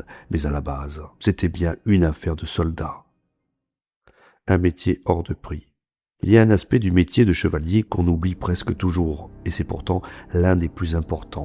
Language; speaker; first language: French; native; French